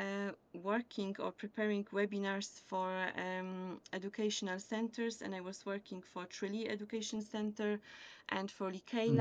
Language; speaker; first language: English; non-native, fluent; Polish